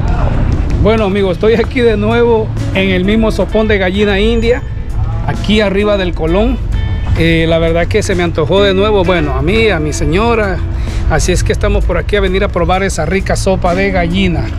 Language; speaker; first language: Spanish; native; Spanish